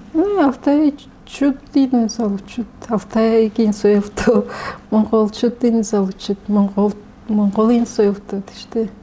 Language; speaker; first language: Mongolian; non-native, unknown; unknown